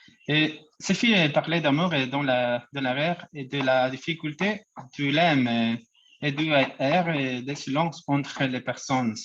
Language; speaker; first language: French; non-native, learner; Spanish